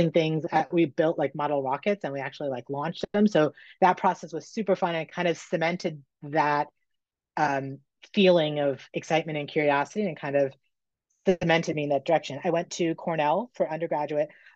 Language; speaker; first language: English; native; English